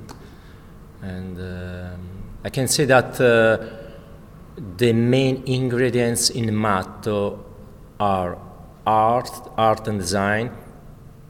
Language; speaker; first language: English; non-native, fluent; Italian